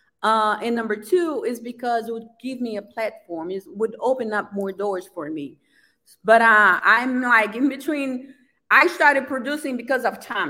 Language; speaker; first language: English; non-native, fluent; Portuguese